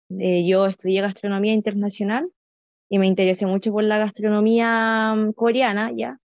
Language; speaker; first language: Spanish; native; Spanish